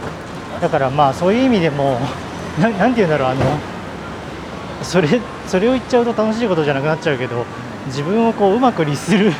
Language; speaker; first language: Japanese; native; Japanese